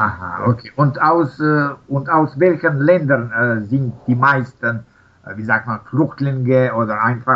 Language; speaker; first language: German; non-native, learner; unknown